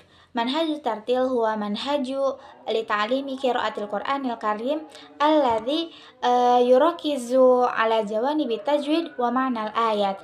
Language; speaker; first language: Arabic; non-native, learner; Indonesian